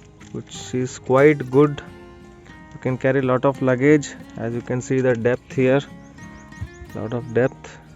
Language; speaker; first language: English; non-native, local second language; Kannada